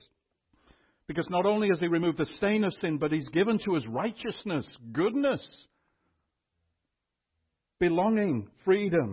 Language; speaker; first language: English; native; English